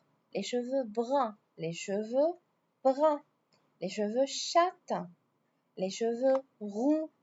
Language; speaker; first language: French; non-native, fluent; Arabic